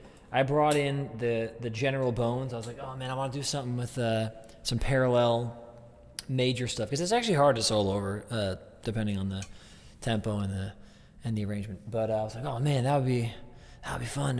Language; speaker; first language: English; native; English